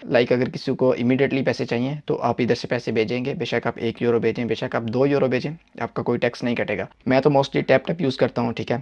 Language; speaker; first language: Hindi; non-native, local second language; Punjabi